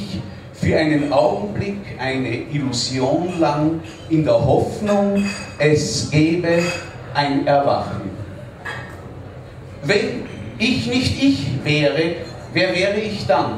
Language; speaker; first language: German; native; German